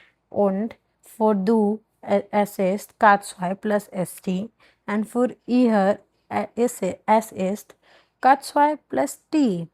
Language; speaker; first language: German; non-native, learner; Hindi